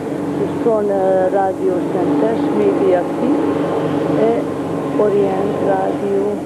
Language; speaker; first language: French; non-native, fluent; Hungarian